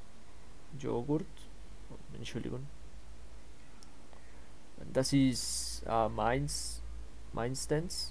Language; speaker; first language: German; non-native, learner; Spanish